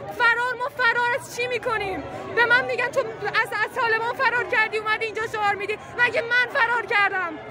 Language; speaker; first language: Persian; native; Persian